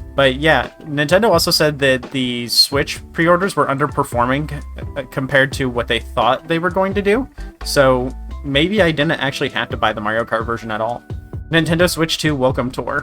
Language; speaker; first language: English; native; English